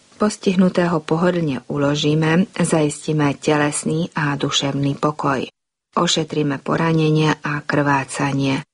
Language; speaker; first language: Slovak; early bilingual, heritage; Slovak